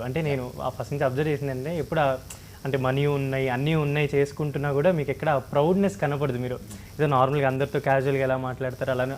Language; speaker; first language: Telugu; native; Telugu